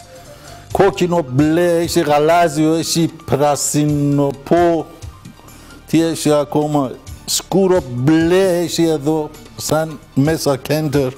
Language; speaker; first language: Greek; non-native, learner; Persian